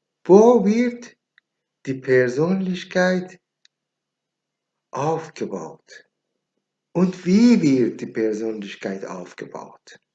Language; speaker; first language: German; non-native, learner; Persian